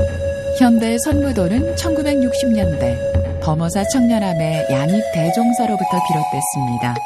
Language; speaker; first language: Korean; native; Korean